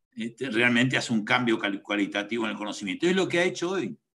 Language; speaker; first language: Spanish; native; Spanish